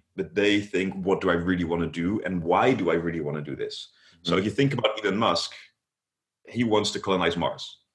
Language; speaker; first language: English; non-native, fluent; Dutch